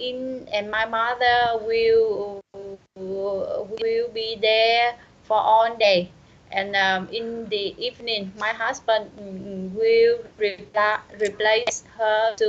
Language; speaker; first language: English; non-native, learner; Vietnamese